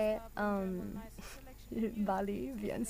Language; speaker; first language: French; non-native, learner; English